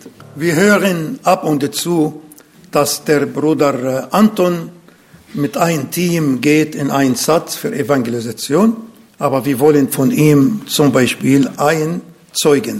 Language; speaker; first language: German; non-native, fluent; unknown